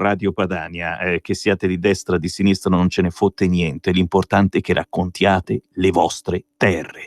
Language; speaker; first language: Italian; native; Italian